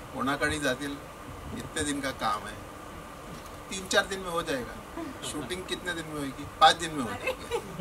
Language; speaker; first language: Hindi; non-native, local second language; Marathi